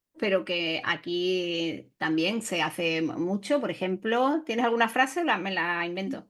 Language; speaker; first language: Spanish; native; Spanish